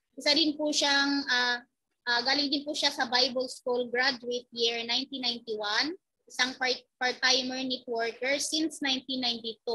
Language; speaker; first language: Filipino; native; Filipino